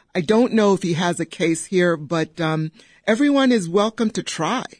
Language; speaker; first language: English; native; English